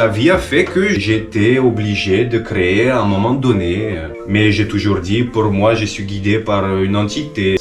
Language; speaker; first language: French; non-native, fluent; Romanian